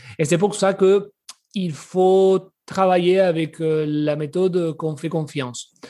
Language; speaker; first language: French; non-native, fluent; Spanish